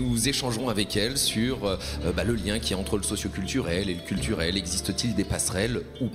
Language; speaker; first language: French; native; French